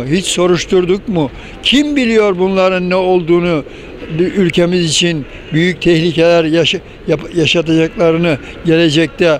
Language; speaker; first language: Turkish; native; Turkish